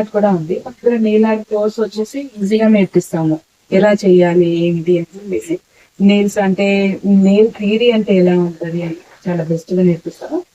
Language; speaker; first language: Telugu; native; Telugu